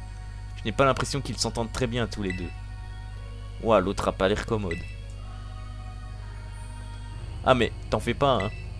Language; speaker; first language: French; native; French